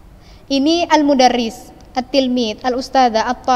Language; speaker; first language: Arabic; non-native, fluent; Indonesian